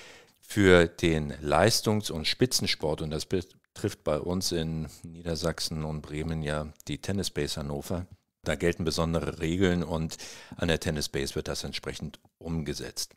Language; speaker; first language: German; native; German